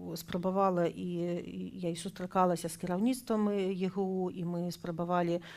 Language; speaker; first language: Belarusian; non-native, local second language; Russian